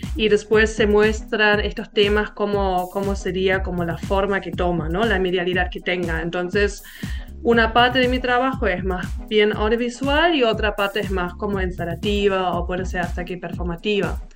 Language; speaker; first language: Spanish; non-native, fluent; German